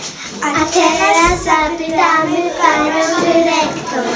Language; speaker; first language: Polish; native; Polish